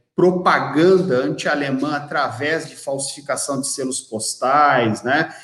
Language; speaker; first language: Portuguese; native; Portuguese